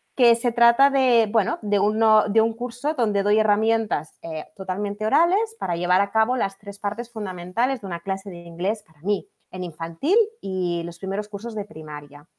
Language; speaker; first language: Spanish; native; Spanish